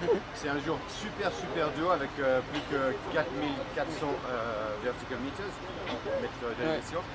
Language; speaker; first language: French; non-native, fluent; English